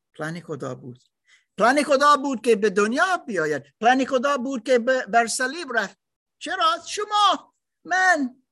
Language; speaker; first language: Persian; non-native, fluent; English